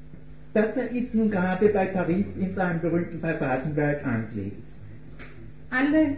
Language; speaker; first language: German; native; German